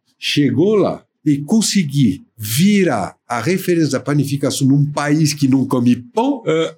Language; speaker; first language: Portuguese; non-native, fluent; French